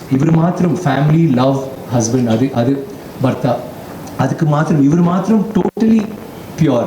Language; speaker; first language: Malayalam; non-native, local second language; Tamil